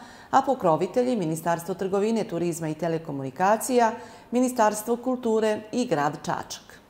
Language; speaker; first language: Serbian; native; Serbian